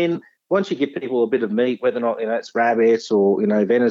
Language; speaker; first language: English; native; English